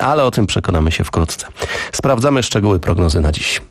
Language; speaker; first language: Polish; native; Polish